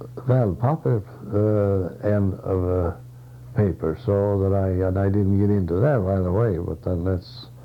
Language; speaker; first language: English; non-native, fluent; Swedish